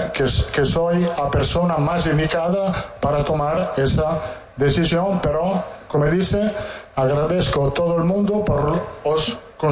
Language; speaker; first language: Portuguese; non-native, fluent; Italian